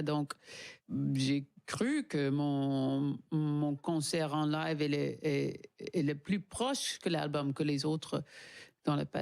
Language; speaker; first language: French; non-native, learner; English